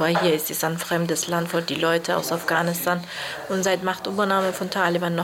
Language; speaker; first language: German; non-native, learner; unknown